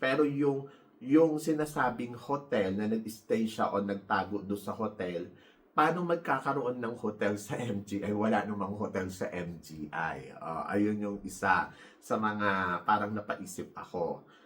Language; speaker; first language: Filipino; native; Filipino